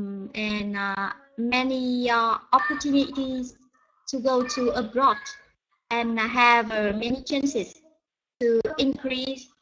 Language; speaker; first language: English; non-native, learner; Vietnamese